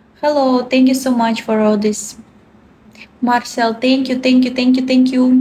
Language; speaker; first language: English; non-native, learner; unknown